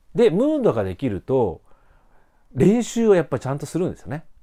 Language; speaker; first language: Japanese; native; Japanese